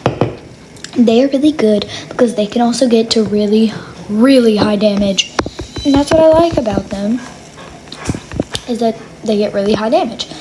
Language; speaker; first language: English; native; English